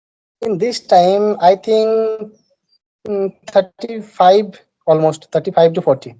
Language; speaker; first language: English; non-native, learner; Bangla